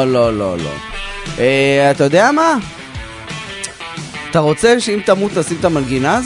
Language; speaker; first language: Hebrew; native; Hebrew